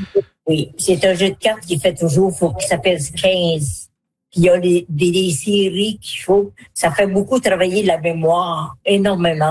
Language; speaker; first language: French; native; French